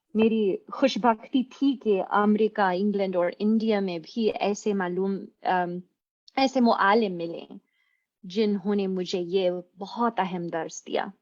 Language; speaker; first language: Hindi; non-native, fluent; English